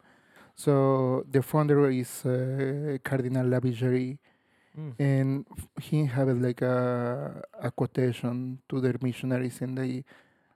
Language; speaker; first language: English; non-native, learner; Spanish